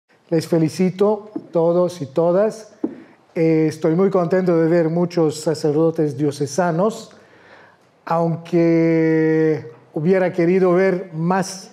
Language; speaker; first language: Spanish; non-native, fluent; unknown